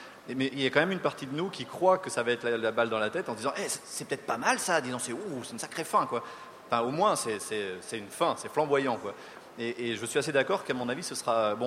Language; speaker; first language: French; native; French